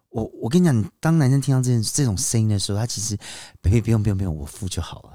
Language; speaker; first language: Chinese; non-native, fluent; Korean